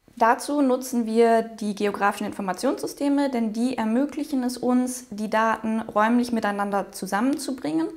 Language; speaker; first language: German; native; German